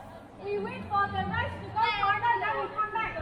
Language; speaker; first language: English; non-native, fluent; Chinese